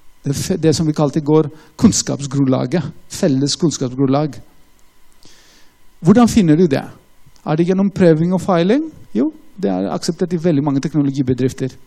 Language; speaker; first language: Norwegian; non-native, fluent; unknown